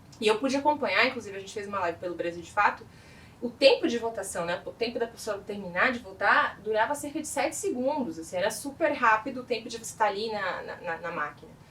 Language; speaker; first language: Portuguese; native; Portuguese